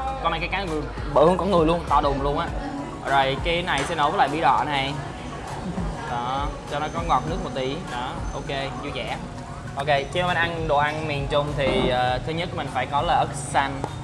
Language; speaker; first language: Vietnamese; early bilingual, other home language; English